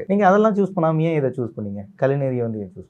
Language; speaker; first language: Tamil; native; Tamil